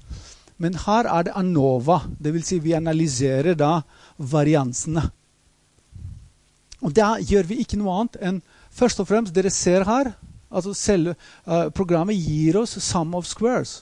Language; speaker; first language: Norwegian; non-native, fluent; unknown